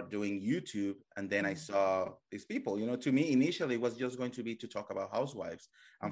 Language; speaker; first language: English; non-native, fluent; Spanish